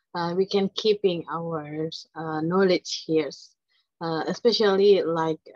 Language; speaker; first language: English; non-native, fluent; Indonesian